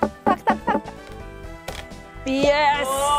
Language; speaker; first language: Korean; non-native, fluent; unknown